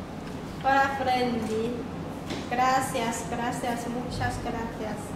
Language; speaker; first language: Spanish; non-native, learner; Chinese